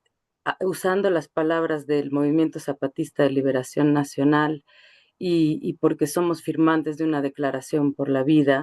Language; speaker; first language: Spanish; native; Spanish